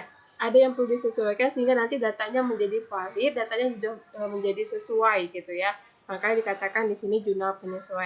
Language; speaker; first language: Indonesian; native; Indonesian